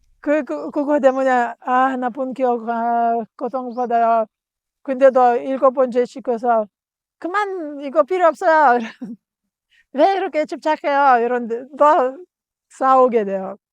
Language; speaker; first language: Korean; non-native, learner; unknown